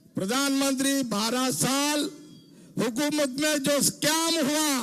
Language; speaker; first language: Hindi; non-native, local second language; Telugu